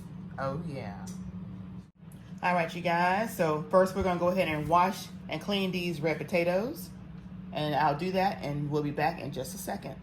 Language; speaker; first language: English; native; English